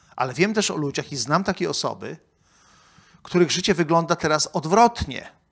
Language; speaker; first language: Polish; native; Polish